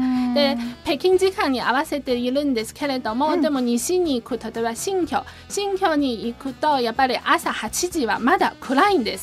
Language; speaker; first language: Japanese; non-native, fluent; Chinese